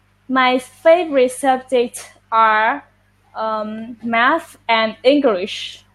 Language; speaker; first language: English; non-native, learner; Vietnamese